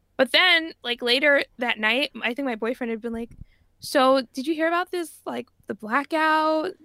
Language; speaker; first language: English; native; English